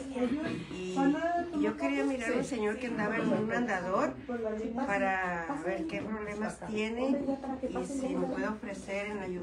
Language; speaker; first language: Spanish; native; Spanish